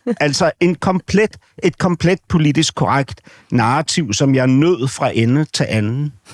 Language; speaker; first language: Danish; native; Danish